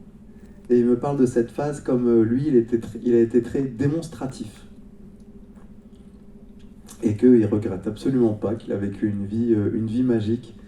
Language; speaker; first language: French; native; French